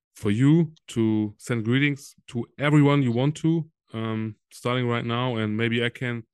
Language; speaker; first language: English; non-native, fluent; German